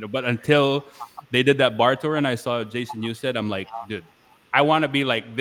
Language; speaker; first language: English; non-native, local second language; Pampanga